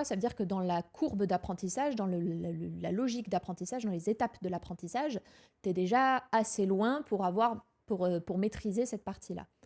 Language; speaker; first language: French; native; French